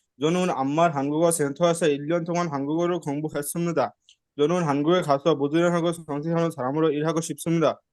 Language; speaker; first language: Korean; non-native, learner; Bangla